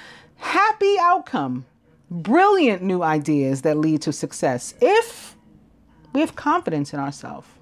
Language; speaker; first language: English; native; English